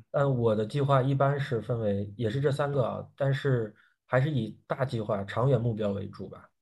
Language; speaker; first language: Chinese; native; Chinese